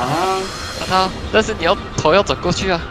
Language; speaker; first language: Chinese; native; Chinese